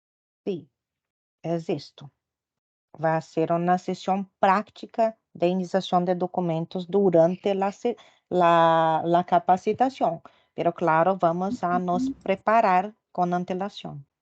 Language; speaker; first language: Spanish; non-native, fluent; Portuguese